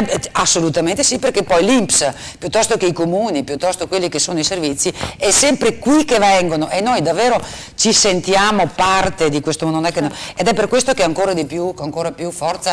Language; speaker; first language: Italian; native; Italian